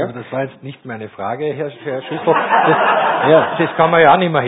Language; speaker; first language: German; native; German